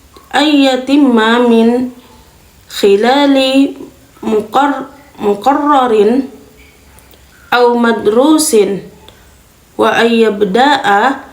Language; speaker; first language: Arabic; non-native, fluent; Indonesian